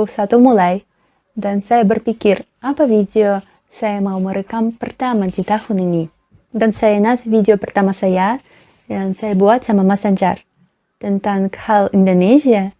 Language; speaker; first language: Indonesian; non-native, learner; Russian